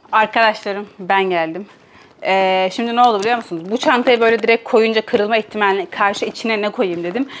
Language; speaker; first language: Turkish; native; Turkish